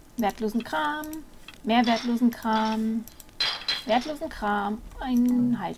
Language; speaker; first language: German; native; German